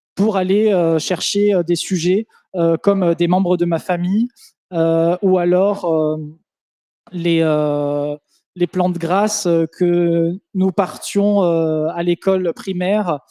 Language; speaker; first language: French; native; French